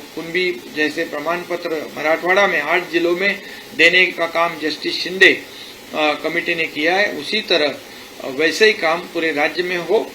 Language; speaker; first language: Hindi; non-native, local second language; Marathi